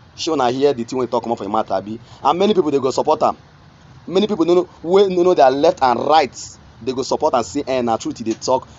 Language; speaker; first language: Nigerian Pidgin; native; Nigerian Pidgin